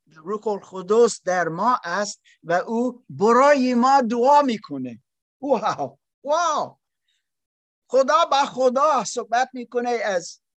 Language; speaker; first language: Persian; non-native, learner; German